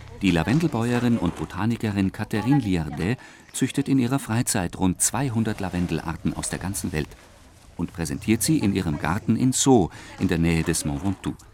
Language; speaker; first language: German; native; German